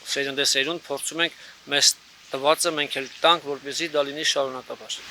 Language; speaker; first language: Armenian; non-native, local second language; Kurdish